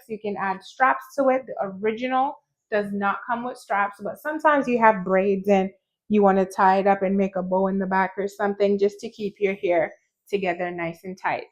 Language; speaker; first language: English; native; English